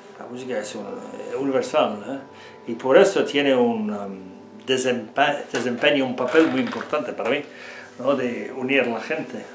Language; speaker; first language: Spanish; non-native, fluent; English